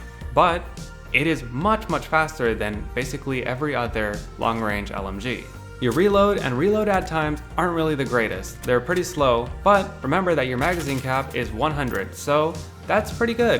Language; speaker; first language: English; native; English